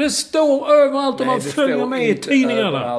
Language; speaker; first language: Swedish; native; Swedish